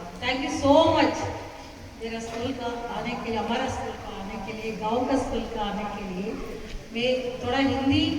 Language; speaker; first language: Hindi; non-native, learner; Kannada